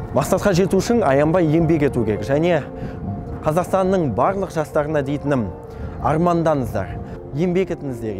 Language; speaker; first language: Kazakh; non-native, local second language; Russian